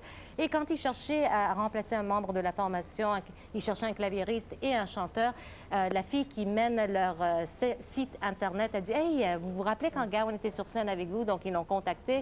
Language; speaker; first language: French; native; French